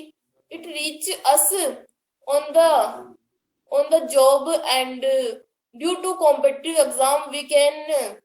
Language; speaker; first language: English; non-native, learner; Hindi